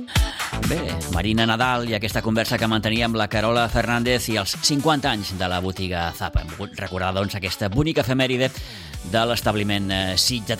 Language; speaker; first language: Catalan; native; Catalan